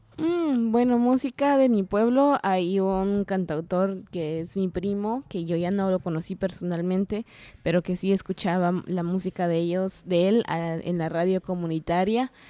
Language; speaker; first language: Spanish; non-native, local second language; Kaqchikel